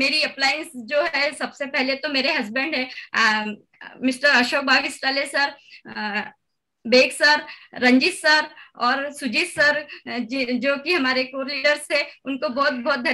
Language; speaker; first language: Hindi; native; Hindi